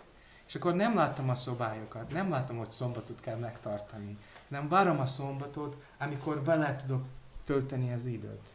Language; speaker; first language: Hungarian; non-native, learner; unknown